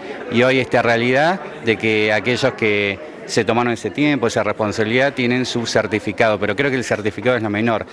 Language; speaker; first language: Spanish; native; Spanish